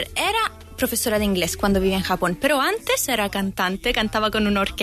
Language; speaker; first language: Spanish; non-native, fluent; Italian